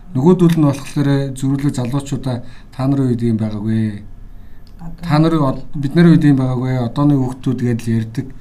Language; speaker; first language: Mongolian; native; Mongolian